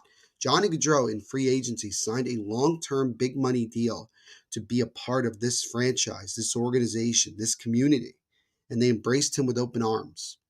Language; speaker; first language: English; native; English